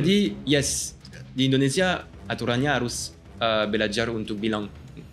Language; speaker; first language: Indonesian; non-native, fluent; French